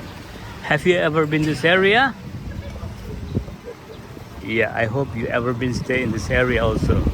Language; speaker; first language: English; non-native, learner; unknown